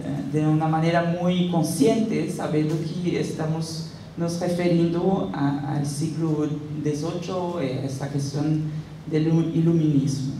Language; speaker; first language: Spanish; non-native, fluent; Portuguese